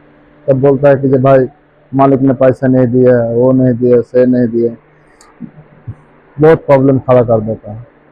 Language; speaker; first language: Hindi; non-native, fluent; Bangla